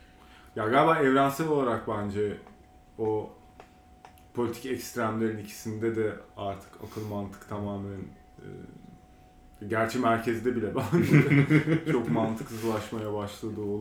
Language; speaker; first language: Turkish; native; Turkish